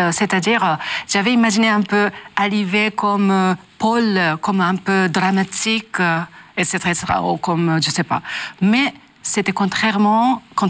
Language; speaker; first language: French; non-native, learner; Japanese